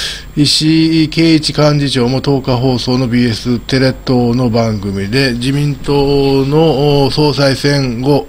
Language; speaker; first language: Japanese; native; Japanese